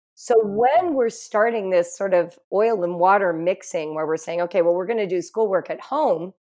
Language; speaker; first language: English; native; English